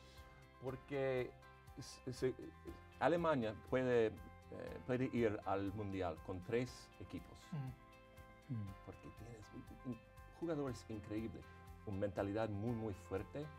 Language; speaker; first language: Spanish; non-native, fluent; English